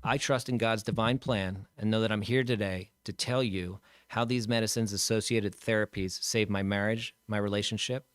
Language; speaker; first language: English; native; English